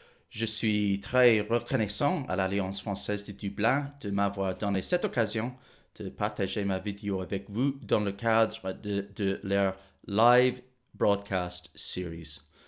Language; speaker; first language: French; non-native, fluent; English